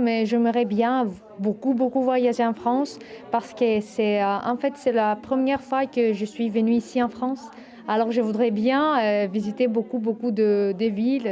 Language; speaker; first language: French; non-native, learner; Greek